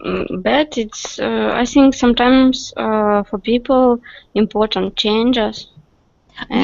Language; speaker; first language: English; non-native, learner; Russian